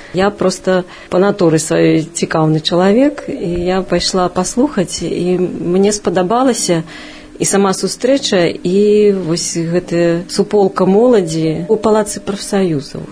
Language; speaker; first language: Belarusian; non-native, local second language; Russian